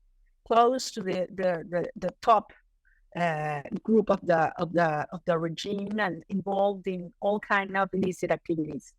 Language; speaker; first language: English; non-native, fluent; Spanish